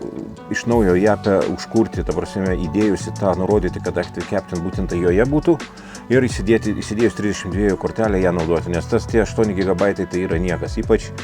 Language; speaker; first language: Lithuanian; native; Lithuanian